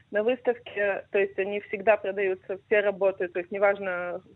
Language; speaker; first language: Russian; non-native, fluent; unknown